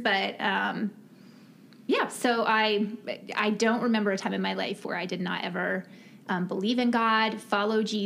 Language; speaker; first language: English; native; English